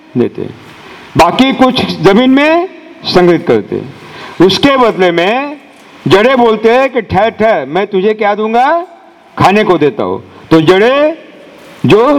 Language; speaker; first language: Hindi; non-native, local second language; Marathi